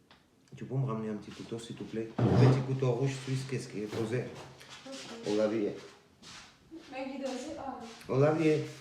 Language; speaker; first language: French; non-native, fluent; Georgian